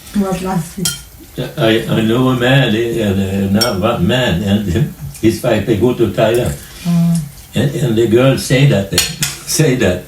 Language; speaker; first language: English; non-native, learner; Swedish